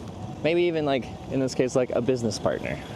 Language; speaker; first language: English; native; English